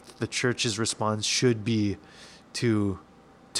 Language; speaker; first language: English; native; English